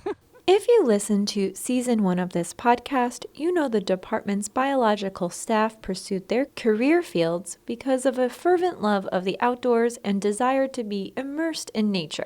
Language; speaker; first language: English; native; English